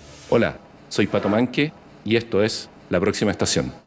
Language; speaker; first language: Spanish; native; Spanish